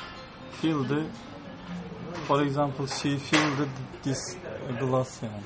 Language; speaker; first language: English; non-native, learner; Turkish